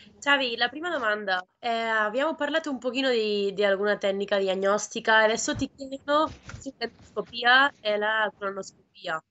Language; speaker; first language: Italian; non-native, fluent; Spanish